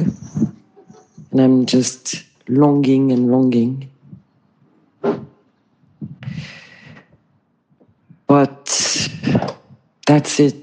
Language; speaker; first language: English; native; English